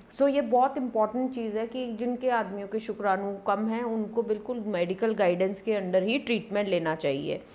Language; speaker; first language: Hindi; non-native, local second language; Punjabi